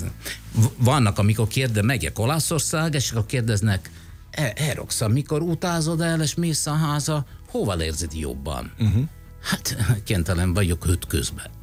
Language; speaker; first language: Hungarian; non-native, fluent; Italian